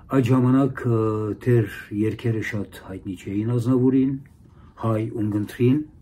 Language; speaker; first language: Armenian; early bilingual, heritage; Armenian